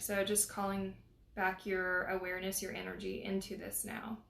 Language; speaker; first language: English; native; English